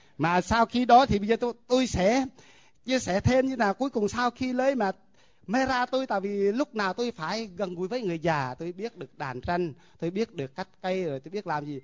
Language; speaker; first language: Vietnamese; non-native, local second language; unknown